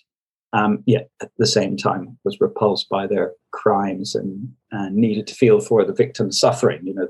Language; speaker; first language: English; native; English